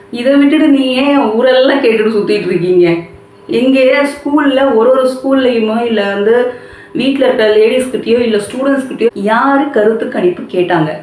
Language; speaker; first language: Tamil; non-native, local second language; Telugu